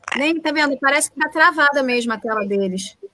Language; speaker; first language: Portuguese; native; Portuguese